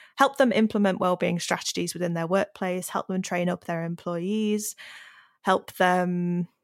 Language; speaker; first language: English; native; English